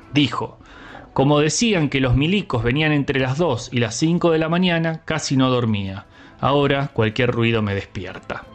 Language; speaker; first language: Spanish; native; Spanish